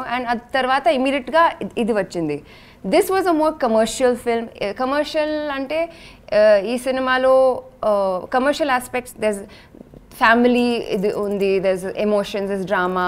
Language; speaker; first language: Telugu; non-native, learner; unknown